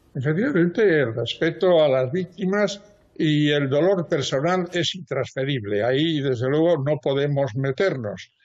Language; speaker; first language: Spanish; native; Spanish